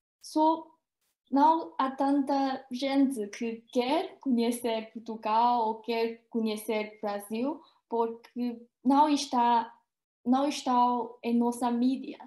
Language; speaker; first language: Portuguese; non-native, fluent; Chinese